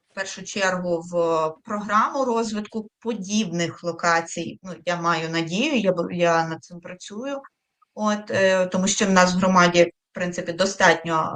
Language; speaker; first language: Ukrainian; native; Ukrainian